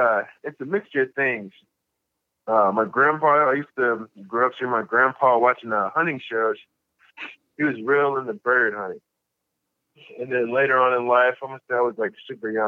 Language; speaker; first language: English; native; English